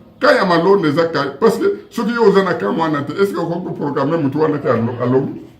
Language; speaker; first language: Lingala; non-native, local second language; Kongo